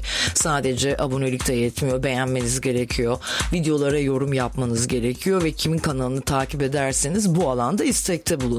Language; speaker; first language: Turkish; native; Turkish